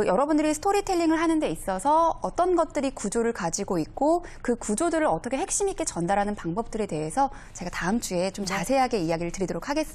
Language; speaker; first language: Korean; native; Korean